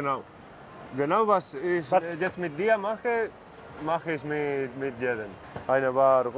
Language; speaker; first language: German; non-native, fluent; Spanish